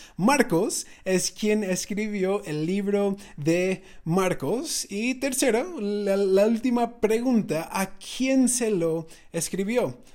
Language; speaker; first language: Spanish; non-native, fluent; English